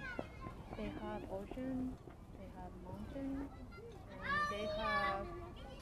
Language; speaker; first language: English; non-native, learner; Japanese